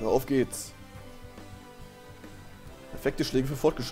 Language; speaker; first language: German; native; German